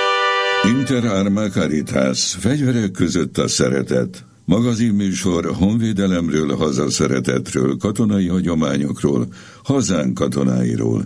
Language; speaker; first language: Hungarian; native; Hungarian